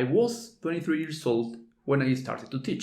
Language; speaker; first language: English; non-native, fluent; Spanish